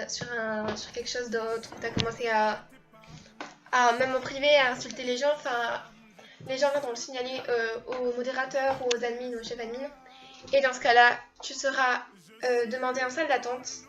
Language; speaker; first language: French; native; French